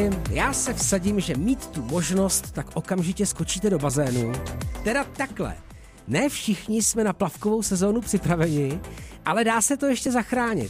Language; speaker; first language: Czech; native; Czech